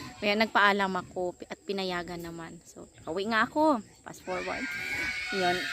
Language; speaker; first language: Filipino; non-native, local second language; Cebuano